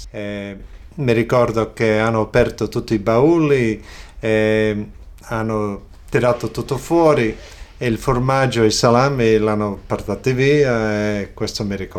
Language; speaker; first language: Italian; early bilingual, other home language; Friulian